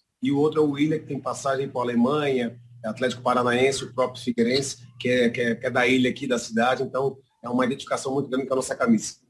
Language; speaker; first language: Portuguese; native; Portuguese